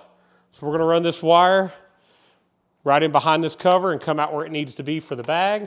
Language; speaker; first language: English; native; English